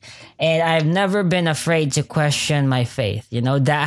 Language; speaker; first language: English; non-native, local second language; Filipino